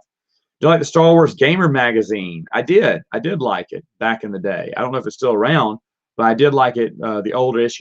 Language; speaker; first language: English; native; English